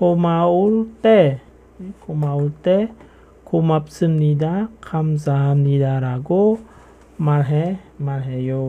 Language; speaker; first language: Korean; non-native, fluent; Khmer